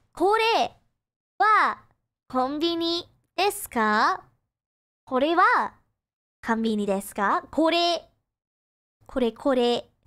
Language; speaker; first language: Japanese; non-native, fluent; English